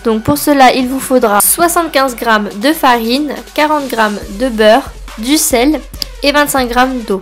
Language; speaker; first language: French; native; French